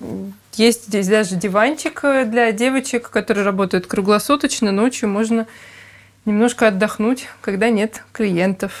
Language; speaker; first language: Russian; native; Russian